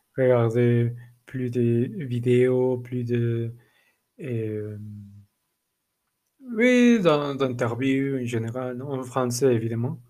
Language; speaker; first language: French; non-native, learner; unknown